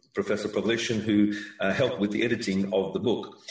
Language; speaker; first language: English; early bilingual, other home language; Ukrainian